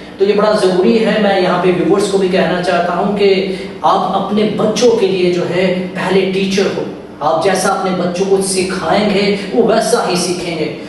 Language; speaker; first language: Urdu; native; Urdu